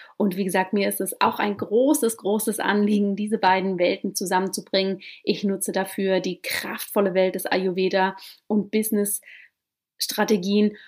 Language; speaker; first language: German; native; German